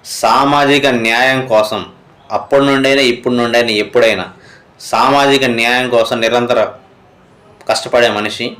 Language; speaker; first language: Telugu; native; Telugu